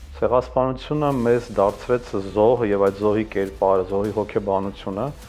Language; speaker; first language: Armenian; native; Armenian